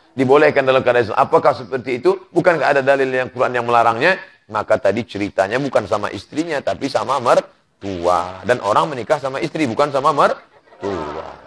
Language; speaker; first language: Indonesian; native; Indonesian